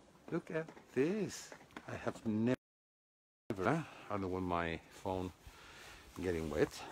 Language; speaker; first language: English; non-native, fluent; Spanish